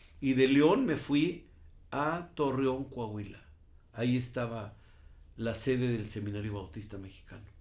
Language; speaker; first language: Spanish; native; Spanish